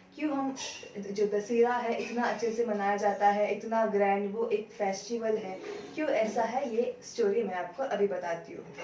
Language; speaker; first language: Hindi; non-native, local second language; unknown